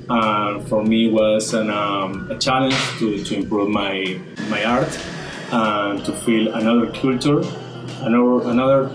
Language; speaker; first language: English; non-native, fluent; Spanish